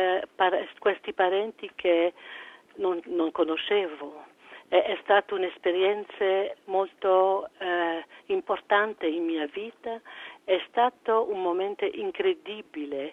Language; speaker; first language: Italian; early bilingual, heritage; French